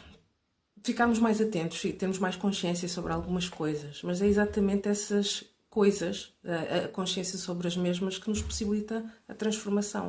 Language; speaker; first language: Portuguese; native; Portuguese